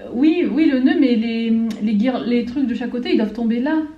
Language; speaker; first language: French; native; French